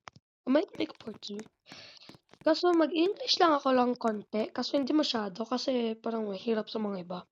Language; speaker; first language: Filipino; native; Filipino